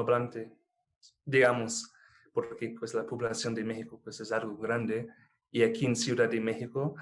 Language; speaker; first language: Spanish; non-native, fluent; English